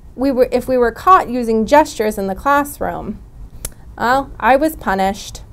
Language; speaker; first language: English; native; English